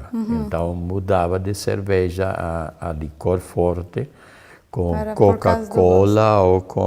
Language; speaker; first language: Portuguese; non-native, fluent; German